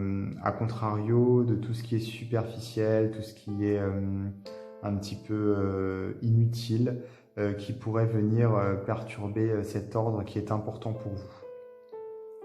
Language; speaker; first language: French; native; French